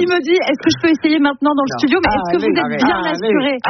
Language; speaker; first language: French; native; French